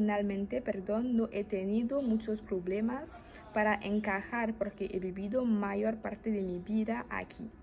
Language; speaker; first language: Spanish; non-native, learner; Haitian Creole